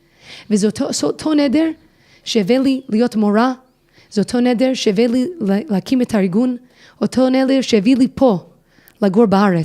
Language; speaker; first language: Hebrew; non-native, fluent; English